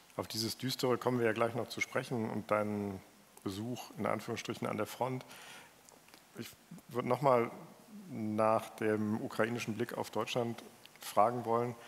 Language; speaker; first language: German; native; German